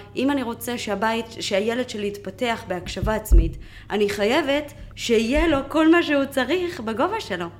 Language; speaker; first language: Hebrew; non-native, fluent; Spanish